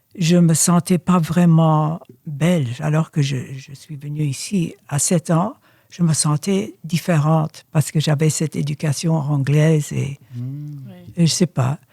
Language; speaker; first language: French; early bilingual, other home language; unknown